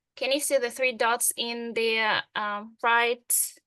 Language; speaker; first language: English; non-native, fluent; Ukrainian